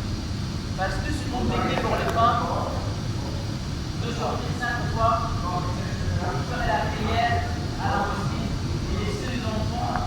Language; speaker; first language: French; non-native, learner; Arabic